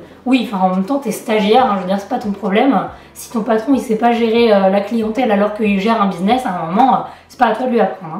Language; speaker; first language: French; native; French